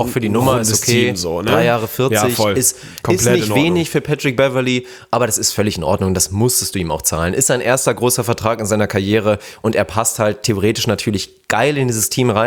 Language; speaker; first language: German; native; German